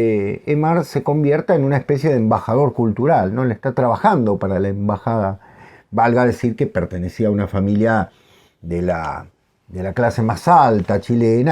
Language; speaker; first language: Spanish; native; Spanish